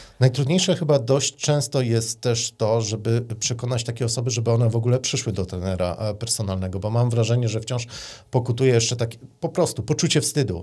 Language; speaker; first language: Polish; native; Polish